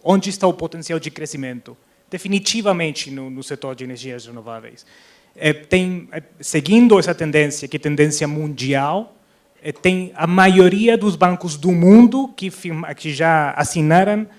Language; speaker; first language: Portuguese; non-native, fluent; Spanish